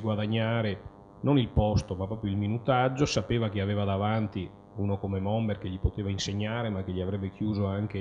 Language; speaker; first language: Italian; native; Italian